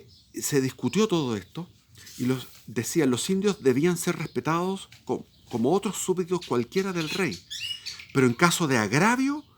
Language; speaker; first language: Spanish; native; Spanish